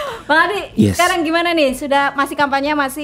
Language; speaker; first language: Indonesian; native; Indonesian